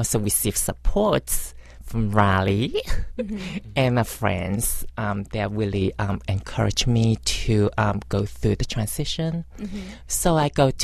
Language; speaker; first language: English; non-native, local second language; Cantonese